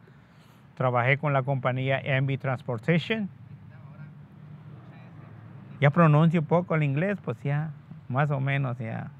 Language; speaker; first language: Spanish; non-native, local second language; Yucateco